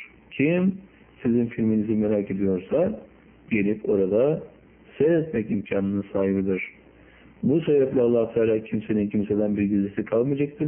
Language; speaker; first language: Turkish; native; Turkish